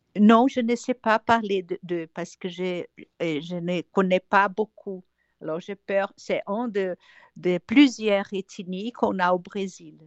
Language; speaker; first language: French; non-native, fluent; Portuguese